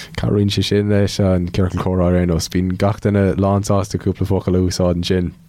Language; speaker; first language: Irish; non-native, local second language; English